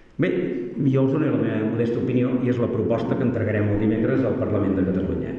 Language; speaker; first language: Catalan; native; Catalan